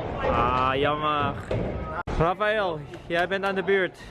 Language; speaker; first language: Dutch; non-native, fluent; Filipino